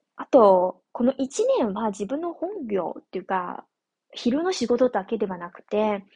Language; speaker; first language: Japanese; non-native, fluent; Chinese